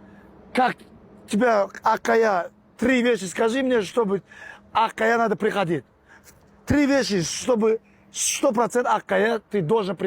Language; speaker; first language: Russian; non-native, local second language; Turkmen